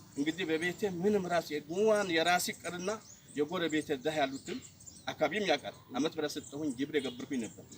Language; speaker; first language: Amharic; non-native, local second language; Sebat Bet Gurage